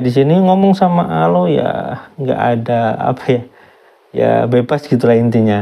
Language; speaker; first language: Indonesian; native; Indonesian